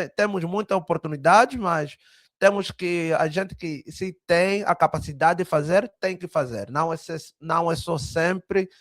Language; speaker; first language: Portuguese; early bilingual, heritage; Portuguese